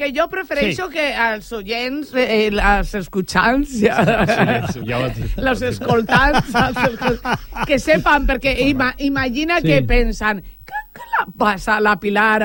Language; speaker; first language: Catalan; non-native, local second language; Spanish